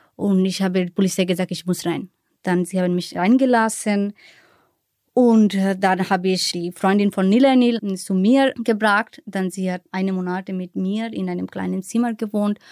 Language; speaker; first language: German; non-native, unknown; Bangla